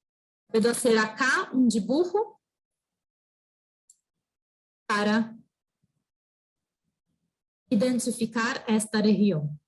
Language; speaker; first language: Spanish; non-native, fluent; Portuguese